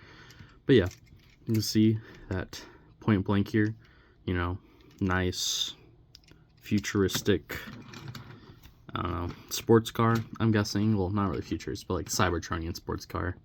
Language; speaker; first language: English; native; English